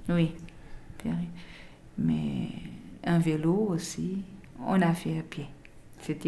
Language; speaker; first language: French; non-native, learner; Portuguese